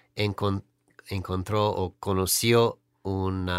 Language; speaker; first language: Spanish; non-native, fluent; English